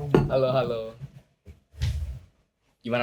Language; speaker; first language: Indonesian; native; Indonesian